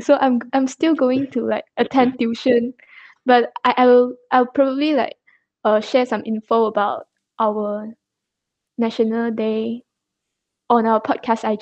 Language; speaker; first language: English; non-native, local second language; Chinese